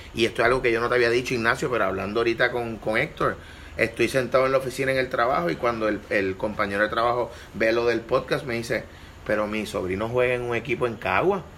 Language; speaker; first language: Spanish; native; Spanish